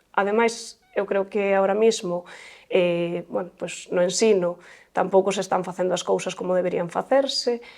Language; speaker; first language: Galician; native; Galician